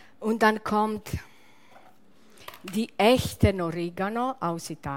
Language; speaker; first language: German; non-native, learner; Italian